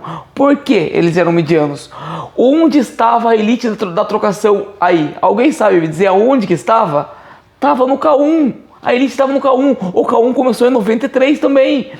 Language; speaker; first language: Portuguese; native; Portuguese